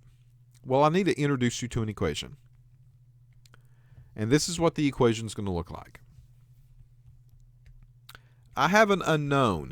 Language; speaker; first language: English; native; English